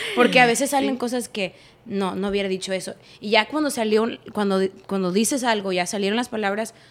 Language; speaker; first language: Spanish; native; Spanish